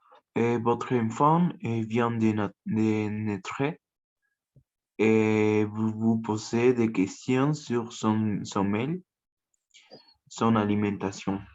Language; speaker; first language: French; non-native, learner; Spanish